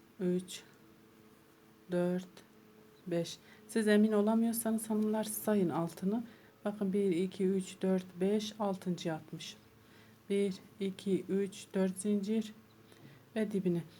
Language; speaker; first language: Turkish; native; Turkish